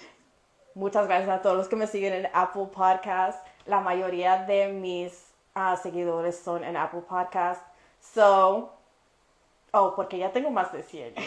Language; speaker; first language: Spanish; early bilingual, heritage; Spanish